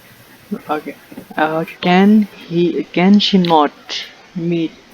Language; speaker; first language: English; non-native, local second language; Punjabi